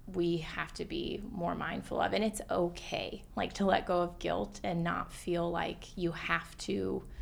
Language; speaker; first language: English; native; English